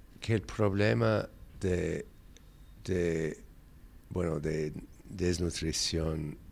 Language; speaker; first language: Spanish; non-native, fluent; English